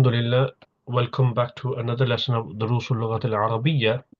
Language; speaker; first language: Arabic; non-native, fluent; English